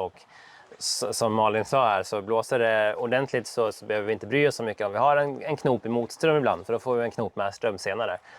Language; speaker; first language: Swedish; native; Swedish